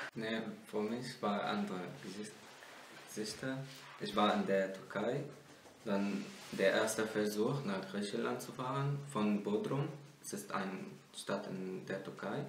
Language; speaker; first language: German; non-native, learner; Arabic